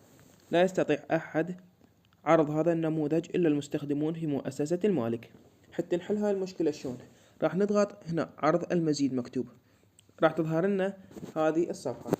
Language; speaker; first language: Arabic; native; Arabic